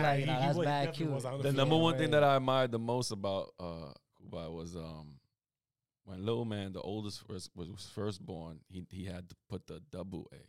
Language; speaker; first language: English; native; English